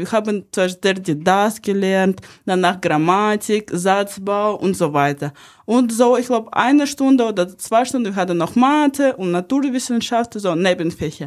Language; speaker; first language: German; non-native, fluent; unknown